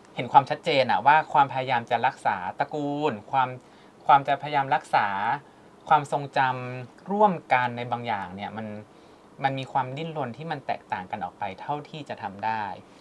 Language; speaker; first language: Thai; native; Thai